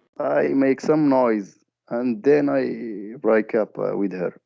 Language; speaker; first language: English; non-native, learner; Arabic